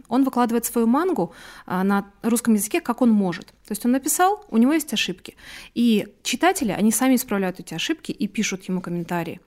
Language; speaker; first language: Russian; native; Russian